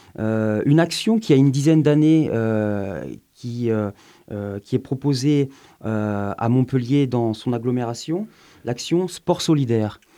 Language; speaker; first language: French; native; French